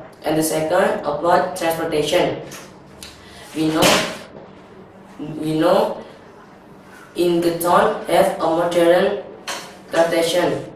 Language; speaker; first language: English; non-native, learner; Indonesian